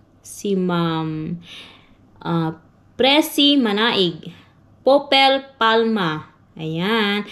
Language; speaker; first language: Filipino; non-native, local second language; Cebuano